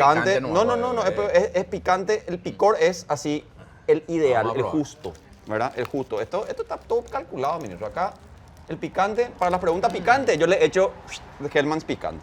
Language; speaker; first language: Spanish; native; Spanish